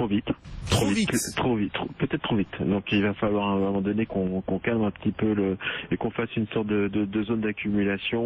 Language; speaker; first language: French; native; French